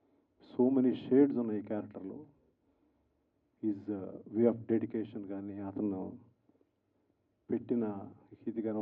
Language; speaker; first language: Telugu; native; Telugu